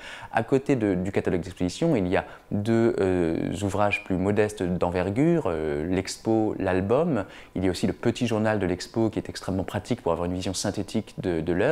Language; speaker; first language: French; native; French